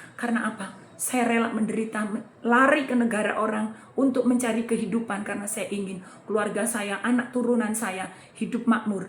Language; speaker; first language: Indonesian; native; Indonesian